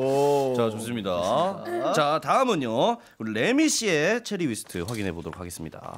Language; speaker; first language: Korean; native; Korean